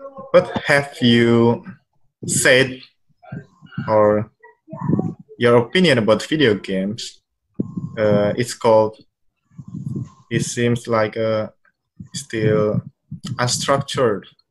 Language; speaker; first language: English; non-native, fluent; Indonesian